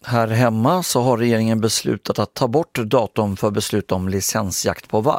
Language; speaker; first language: Swedish; native; Swedish